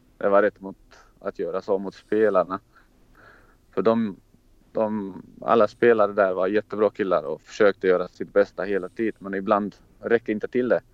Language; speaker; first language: Swedish; non-native, fluent; Croatian